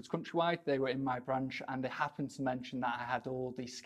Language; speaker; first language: English; native; English